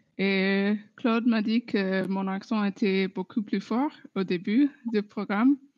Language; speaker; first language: French; non-native, learner; English